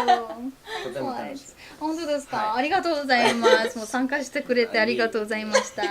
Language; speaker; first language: Japanese; non-native, fluent; Polish